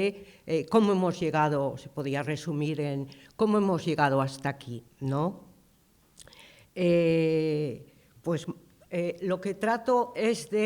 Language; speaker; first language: Spanish; native; Spanish